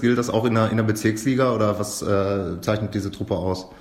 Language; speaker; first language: German; native; German